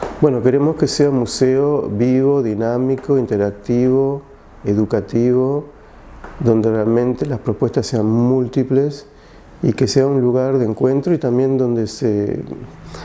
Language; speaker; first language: Spanish; native; Spanish